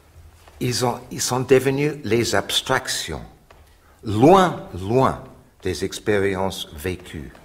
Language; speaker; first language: French; non-native, fluent; English